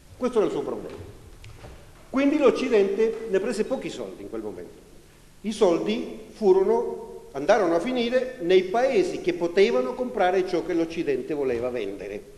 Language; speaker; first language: Italian; non-native, fluent; Spanish